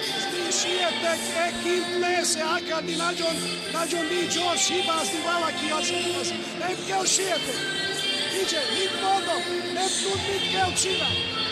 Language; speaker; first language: Hungarian; non-native, learner; Russian